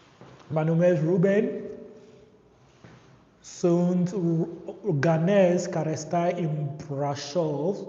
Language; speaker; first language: Romanian; non-native, learner; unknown